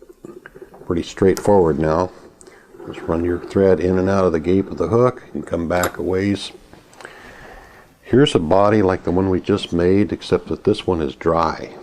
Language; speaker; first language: English; native; English